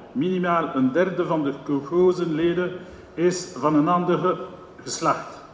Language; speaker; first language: Dutch; non-native, local second language; French